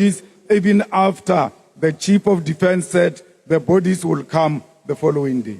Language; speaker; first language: English; non-native, local second language; Northern Sotho